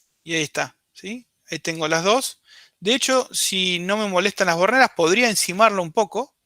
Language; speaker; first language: Spanish; native; Spanish